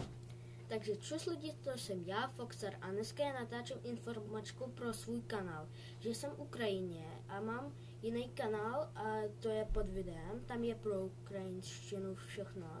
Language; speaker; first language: Czech; early bilingual, other home language; Ukrainian